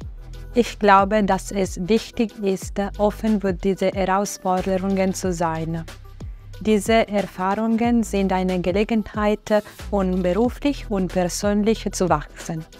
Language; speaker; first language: German; non-native, fluent; Italian